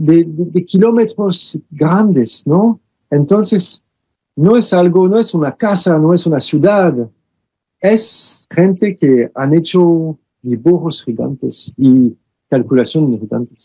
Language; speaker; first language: Spanish; non-native, fluent; French